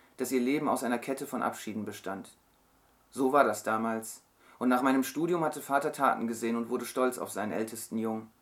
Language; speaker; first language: German; early bilingual, other home language; Turkish